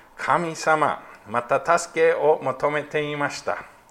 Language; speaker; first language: Japanese; non-native, fluent; English